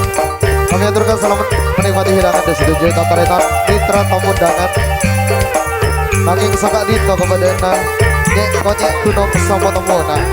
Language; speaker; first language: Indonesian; non-native, local second language; Madurese